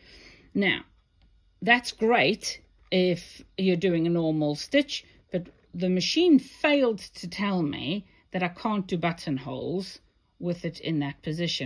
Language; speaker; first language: English; native; English